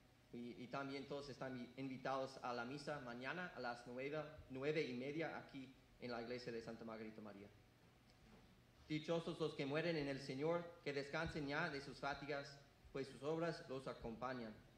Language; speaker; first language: Spanish; non-native, fluent; English